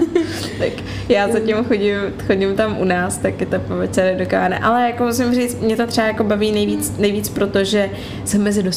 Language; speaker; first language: Czech; native; Czech